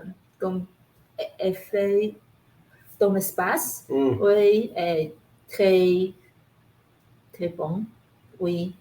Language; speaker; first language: French; non-native, learner; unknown